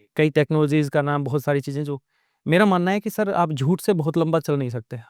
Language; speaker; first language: Hindi; native; Hindi